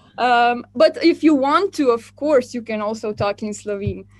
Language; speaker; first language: English; non-native, fluent; Slovenian